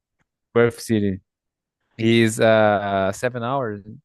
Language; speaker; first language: English; non-native, learner; Portuguese